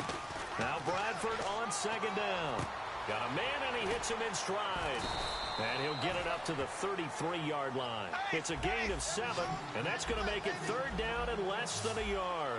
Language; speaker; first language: English; native; English